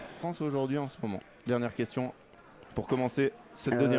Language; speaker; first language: French; native; French